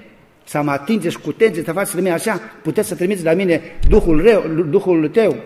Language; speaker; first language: Romanian; non-native, learner; Greek